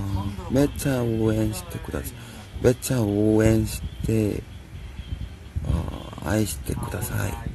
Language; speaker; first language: Japanese; non-native, learner; Korean